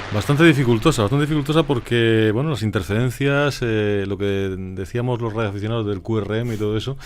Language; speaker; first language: Spanish; native; Spanish